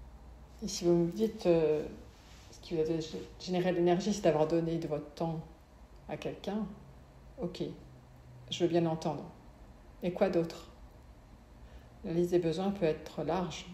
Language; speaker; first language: French; native; French